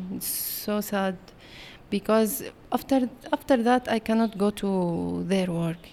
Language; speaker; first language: English; non-native, learner; Arabic